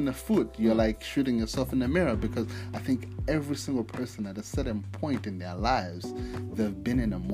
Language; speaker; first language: English; non-native, local second language; Nyanja